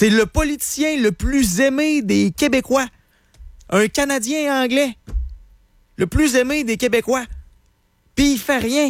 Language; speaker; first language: French; native; French